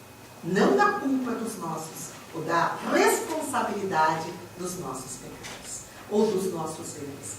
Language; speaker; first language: Portuguese; native; Portuguese